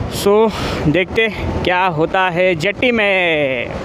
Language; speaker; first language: Hindi; non-native, local second language; Marathi